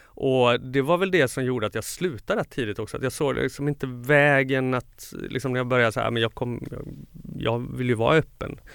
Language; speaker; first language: Swedish; native; Swedish